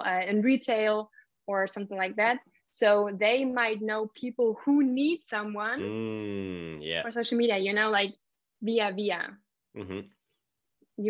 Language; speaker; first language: English; non-native, fluent; German